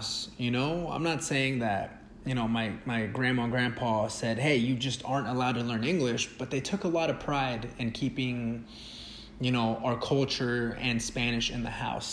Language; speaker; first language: English; early bilingual, other home language; Spanish